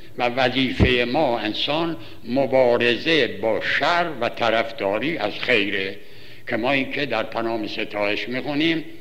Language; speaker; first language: Persian; native; Persian